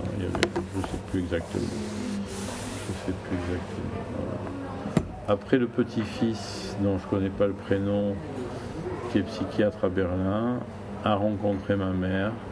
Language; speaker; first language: French; native; French